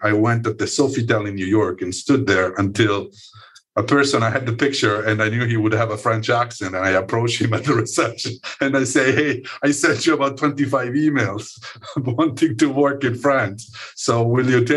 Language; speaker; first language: English; non-native, fluent; Italian